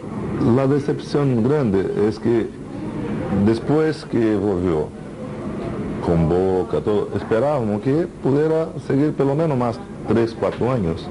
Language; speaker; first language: Spanish; non-native, fluent; Portuguese